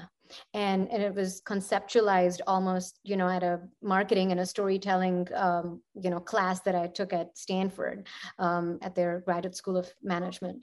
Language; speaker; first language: English; non-native, local second language; Punjabi